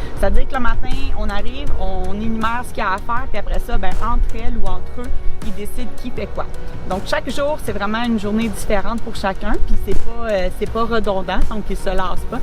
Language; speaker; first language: French; native; French